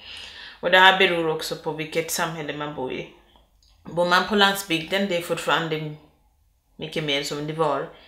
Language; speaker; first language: Swedish; non-native, fluent; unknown